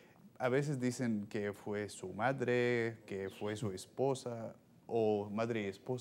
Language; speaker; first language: Spanish; non-native, fluent; Arabic